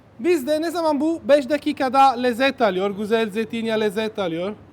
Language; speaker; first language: Turkish; non-native, learner; Italian